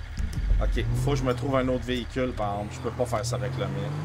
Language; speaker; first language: French; native; French